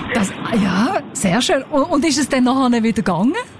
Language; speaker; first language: German; native; German